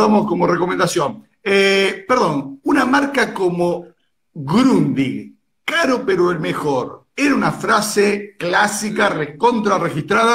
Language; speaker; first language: Spanish; native; Spanish